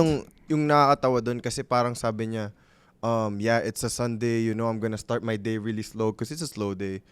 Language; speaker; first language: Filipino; early bilingual, other home language; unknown